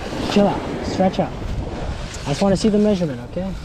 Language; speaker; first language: English; early bilingual, other home language; Korean